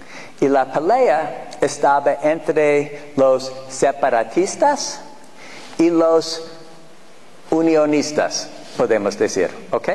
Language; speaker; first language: Spanish; non-native, fluent; English